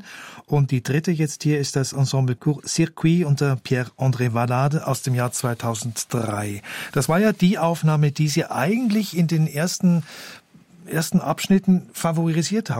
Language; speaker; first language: German; native; German